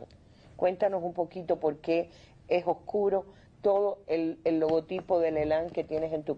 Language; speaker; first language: Spanish; native; Spanish